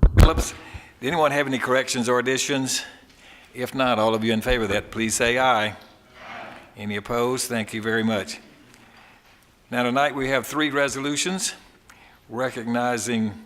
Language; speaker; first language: English; native; English